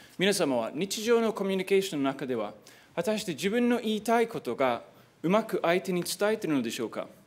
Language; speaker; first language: Japanese; non-native, fluent; English